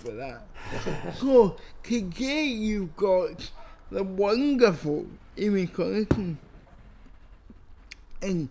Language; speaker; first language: English; native; English